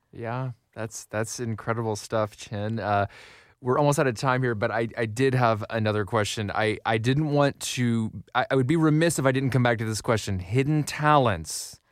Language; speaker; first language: English; native; English